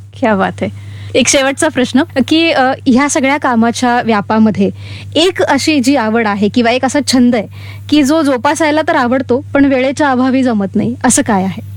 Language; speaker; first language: Marathi; native; Marathi